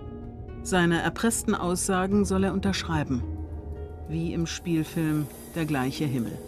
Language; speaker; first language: German; native; German